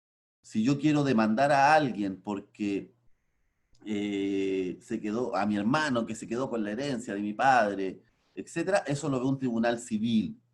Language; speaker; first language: Spanish; native; Spanish